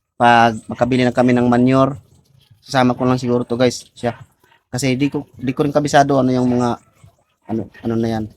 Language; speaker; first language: Filipino; non-native, local second language; Cebuano